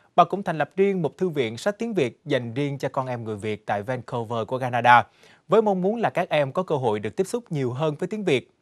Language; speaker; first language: Vietnamese; native; Vietnamese